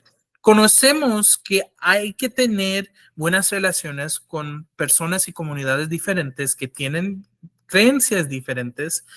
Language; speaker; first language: Spanish; non-native, fluent; English